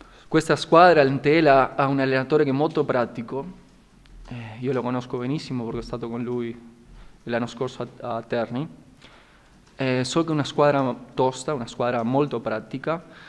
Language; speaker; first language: Italian; non-native, fluent; Spanish